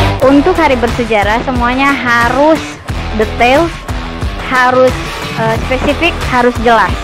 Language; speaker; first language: Indonesian; native; Indonesian